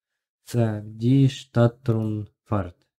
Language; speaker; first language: German; non-native, learner; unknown